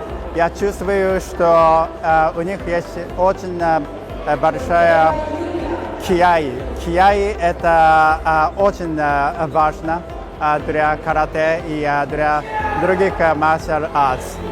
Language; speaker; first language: Russian; non-native, learner; Japanese